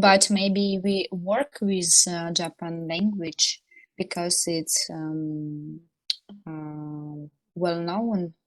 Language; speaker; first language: English; non-native, learner; Russian